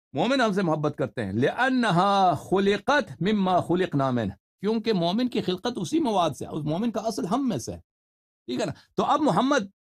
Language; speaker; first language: Urdu; native; Urdu